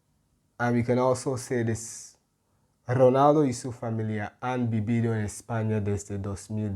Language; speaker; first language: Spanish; non-native, fluent; English